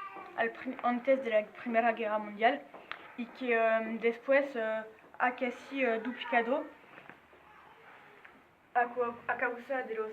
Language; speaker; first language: Spanish; non-native, learner; French